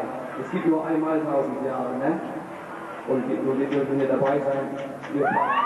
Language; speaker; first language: German; non-native, fluent; English